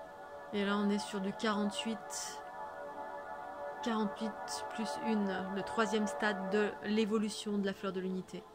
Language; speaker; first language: French; native; French